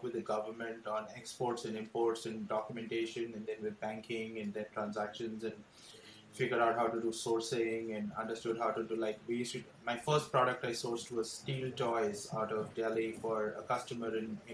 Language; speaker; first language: English; non-native, local second language; Hindi